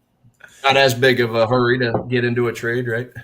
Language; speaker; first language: English; native; English